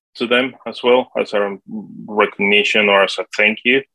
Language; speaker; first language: English; non-native, fluent; Spanish